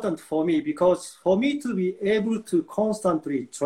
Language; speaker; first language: English; non-native, fluent; Japanese